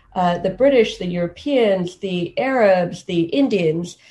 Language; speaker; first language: English; non-native, local second language; Swahili